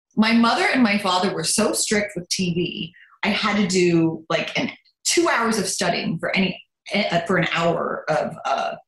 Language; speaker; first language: English; early bilingual, other home language; German